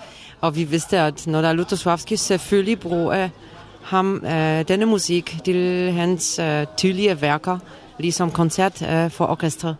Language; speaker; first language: Danish; non-native, fluent; Polish